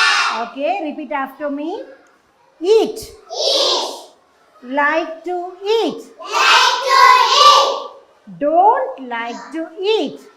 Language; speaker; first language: English; non-native, fluent; Tamil